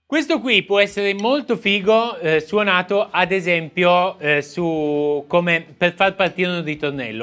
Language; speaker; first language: Italian; native; Italian